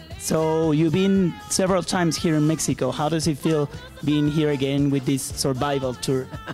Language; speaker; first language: English; non-native, fluent; Spanish